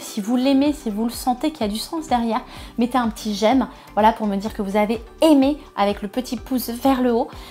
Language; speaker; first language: French; native; French